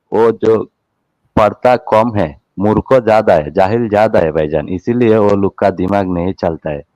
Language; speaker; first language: Hindi; non-native, learner; Bangla